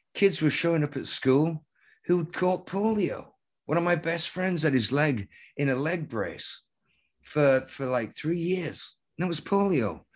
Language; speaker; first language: English; native; English